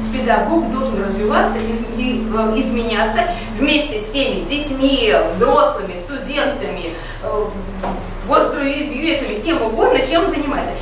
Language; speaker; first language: Russian; native; Russian